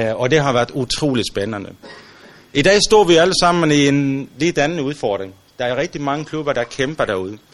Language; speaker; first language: Danish; non-native, fluent; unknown